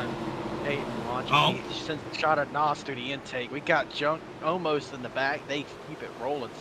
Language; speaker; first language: English; native; English